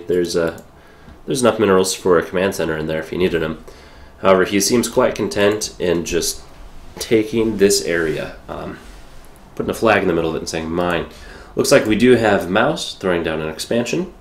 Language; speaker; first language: English; native; English